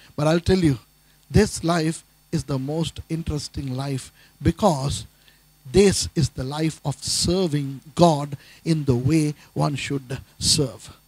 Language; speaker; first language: English; non-native, local second language; Tamil